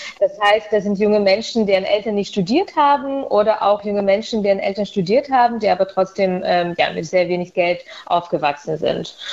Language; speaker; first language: German; early bilingual, other home language; Russian